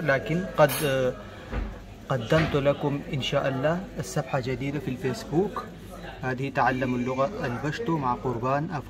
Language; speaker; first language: Arabic; non-native, fluent; Pashto